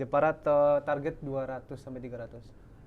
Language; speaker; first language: Indonesian; native; Indonesian